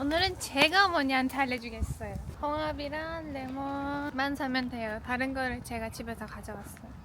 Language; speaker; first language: Korean; non-native, learner; Turkish